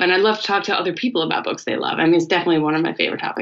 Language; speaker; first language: English; native; English